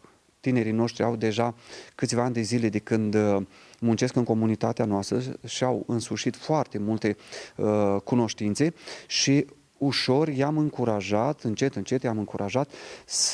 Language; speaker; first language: Romanian; non-native, local second language; Russian